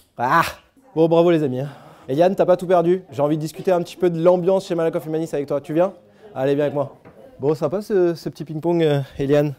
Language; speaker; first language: French; native; French